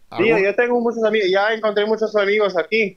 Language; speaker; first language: Spanish; early bilingual, heritage; Spanish